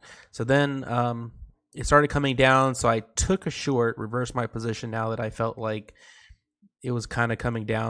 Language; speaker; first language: English; native; English